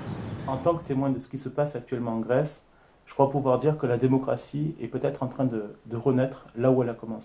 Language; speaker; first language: French; native; French